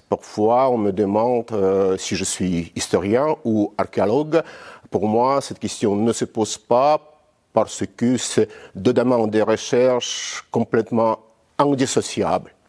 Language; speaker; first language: French; non-native, fluent; Russian